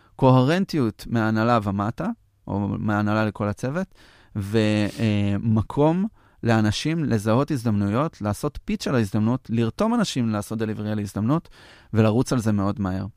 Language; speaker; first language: Hebrew; native; Hebrew